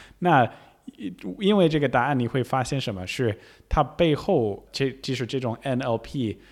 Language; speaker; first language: Chinese; non-native, fluent; English